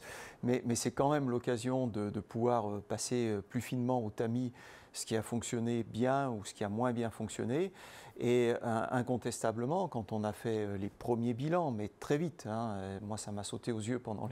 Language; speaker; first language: French; native; French